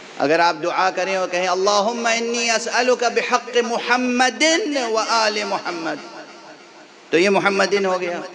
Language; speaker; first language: Urdu; native; Urdu